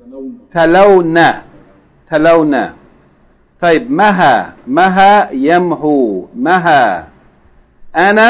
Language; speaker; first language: Arabic; non-native, fluent; English